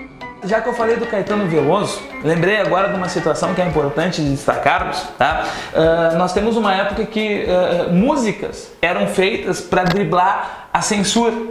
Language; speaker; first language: Portuguese; native; Portuguese